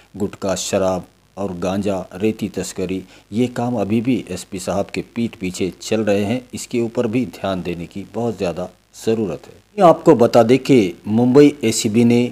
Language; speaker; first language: Hindi; non-native, local second language; Urdu